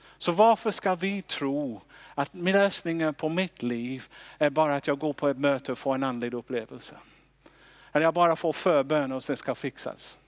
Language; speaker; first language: Swedish; non-native, fluent; English